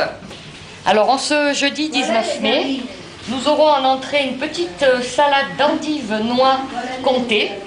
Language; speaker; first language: French; native; French